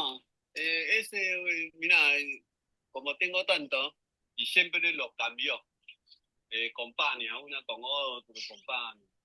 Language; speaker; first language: Spanish; non-native, learner; Chinese